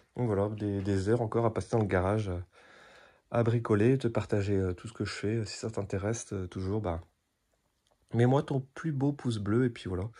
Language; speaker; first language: French; native; French